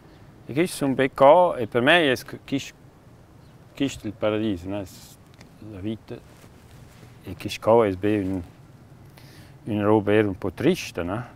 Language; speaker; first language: Italian; non-native, local second language; German